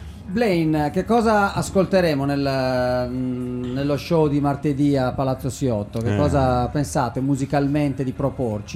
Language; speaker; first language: Italian; native; Italian